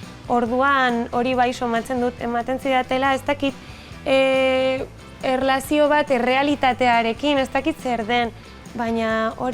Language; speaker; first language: Basque; non-native, local second language; Spanish